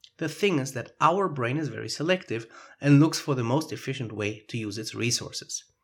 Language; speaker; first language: English; non-native, fluent; German